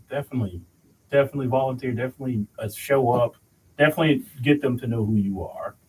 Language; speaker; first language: English; native; English